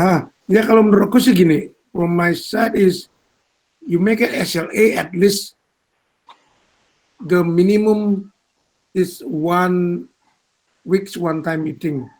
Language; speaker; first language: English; non-native, learner; Indonesian